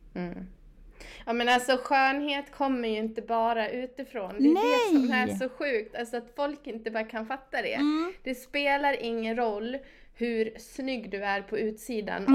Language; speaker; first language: Swedish; native; Swedish